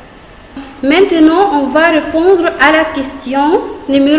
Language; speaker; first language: French; non-native, fluent; Arabic